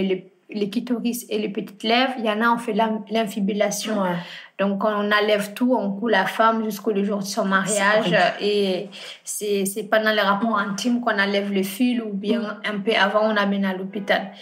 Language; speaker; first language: French; non-native, fluent; Fula